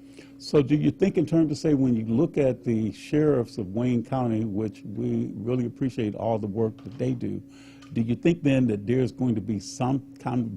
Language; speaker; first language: English; native; English